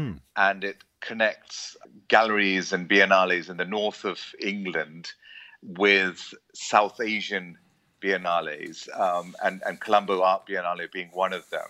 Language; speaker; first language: English; native; English